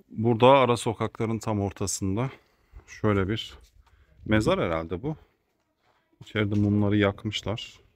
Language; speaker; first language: Turkish; native; Turkish